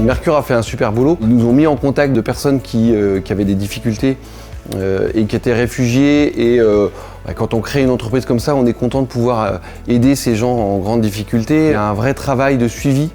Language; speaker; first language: French; native; French